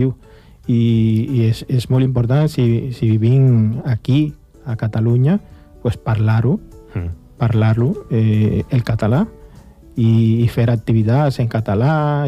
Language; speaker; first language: Catalan; non-native, fluent; Spanish